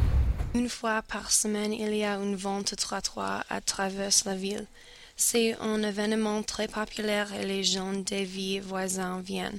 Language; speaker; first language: French; non-native, learner; English